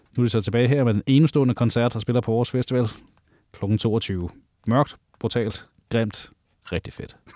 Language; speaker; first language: Danish; native; Danish